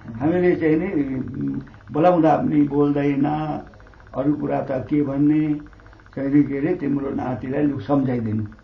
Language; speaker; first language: Nepali; non-native, local second language; Limbu